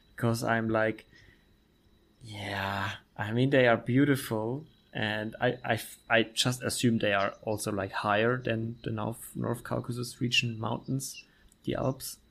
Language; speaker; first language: English; non-native, fluent; German